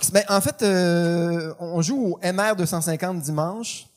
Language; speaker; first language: French; native; French